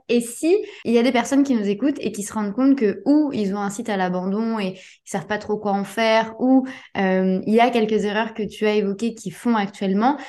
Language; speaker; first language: French; native; French